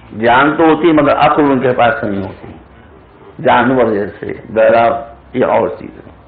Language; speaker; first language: Urdu; native; Urdu